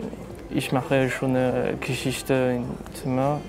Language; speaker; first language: German; non-native, learner; French